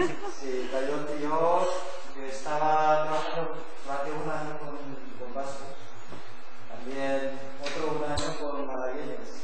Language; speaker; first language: Spanish; non-native, learner; Korean